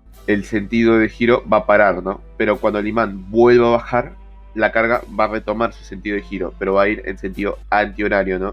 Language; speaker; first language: Spanish; native; Spanish